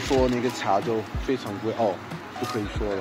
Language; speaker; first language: Chinese; non-native, fluent; English